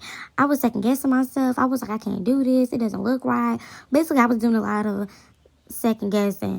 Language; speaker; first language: English; native; English